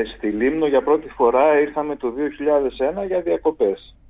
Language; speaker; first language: Greek; native; Greek